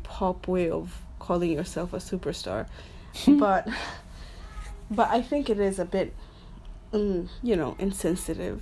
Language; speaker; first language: English; non-native, local second language; Swahili